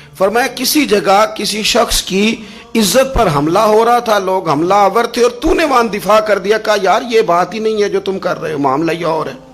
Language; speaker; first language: Urdu; non-native, local second language; Punjabi